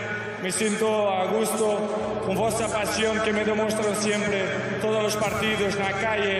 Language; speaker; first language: Spanish; non-native, fluent; Portuguese